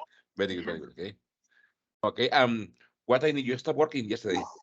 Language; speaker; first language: English; non-native, fluent; Spanish